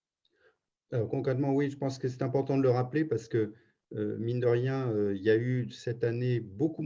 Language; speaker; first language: French; native; French